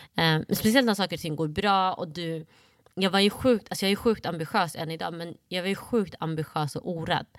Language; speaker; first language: Swedish; early bilingual, other home language; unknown